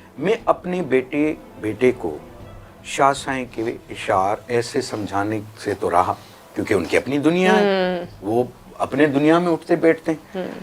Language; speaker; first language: Urdu; non-native, local second language; Sindhi